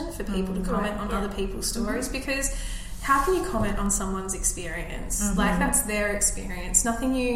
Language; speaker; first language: English; native; English